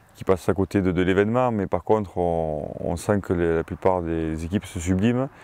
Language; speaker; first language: French; native; French